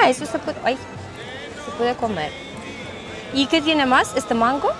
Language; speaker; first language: Spanish; non-native, fluent; Russian